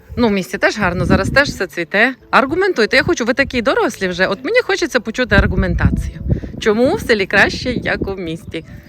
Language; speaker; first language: Ukrainian; native; Ukrainian